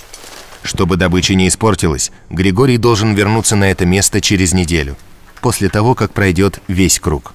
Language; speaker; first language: Russian; native; Russian